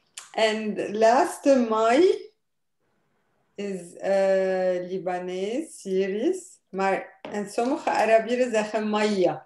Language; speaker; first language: Dutch; non-native, fluent; Arabic